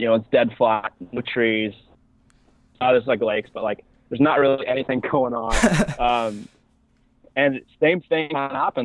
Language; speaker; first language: English; native; English